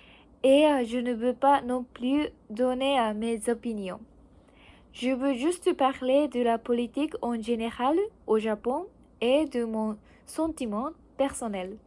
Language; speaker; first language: French; non-native, learner; Japanese